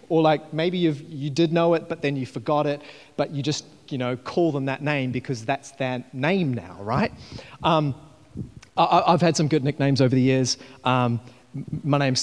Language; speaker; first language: English; native; English